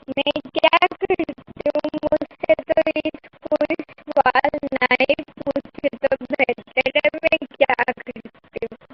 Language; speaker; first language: Urdu; native; Urdu